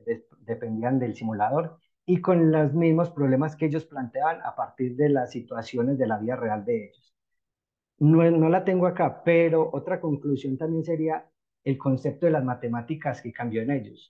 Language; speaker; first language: Spanish; native; Spanish